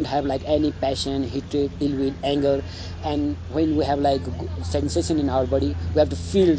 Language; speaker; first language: English; non-native, local second language; Nepali